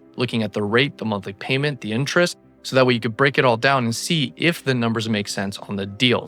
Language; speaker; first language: English; native; English